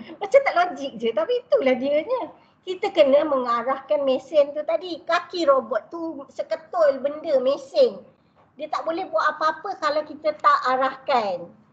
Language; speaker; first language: Malay; native; Malay